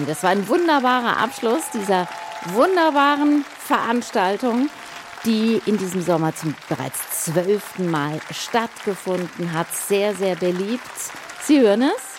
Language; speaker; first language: German; native; German